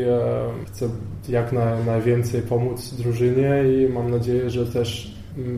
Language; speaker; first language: Polish; early bilingual, heritage; Polish